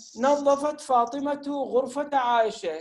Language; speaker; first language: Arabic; non-native, fluent; Turkish